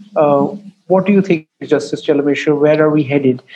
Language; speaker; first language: English; non-native, local second language; Bangla